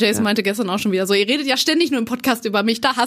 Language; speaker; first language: German; native; German